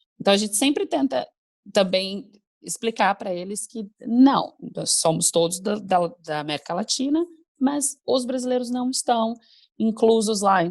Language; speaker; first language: Portuguese; native; Portuguese